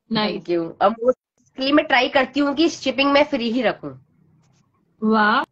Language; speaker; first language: Hindi; native; Hindi